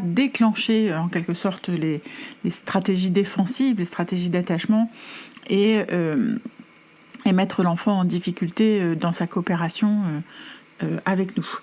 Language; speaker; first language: French; native; French